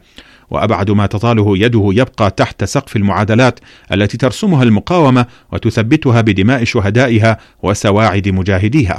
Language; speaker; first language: Arabic; native; Arabic